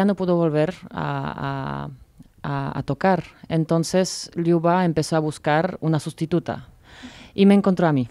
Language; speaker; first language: Spanish; non-native, fluent; Polish